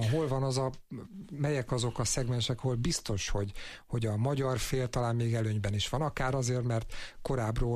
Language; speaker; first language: Hungarian; native; Hungarian